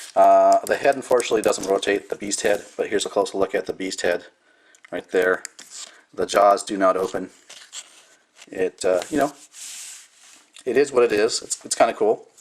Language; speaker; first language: English; native; English